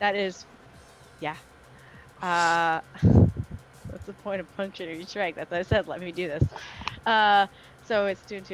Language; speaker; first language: English; native; English